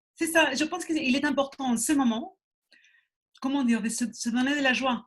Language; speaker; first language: French; non-native, fluent; Spanish